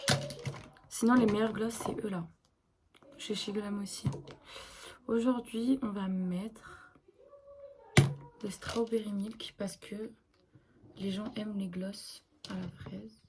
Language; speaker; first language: French; native; French